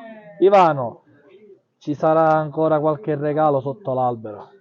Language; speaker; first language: Italian; native; Italian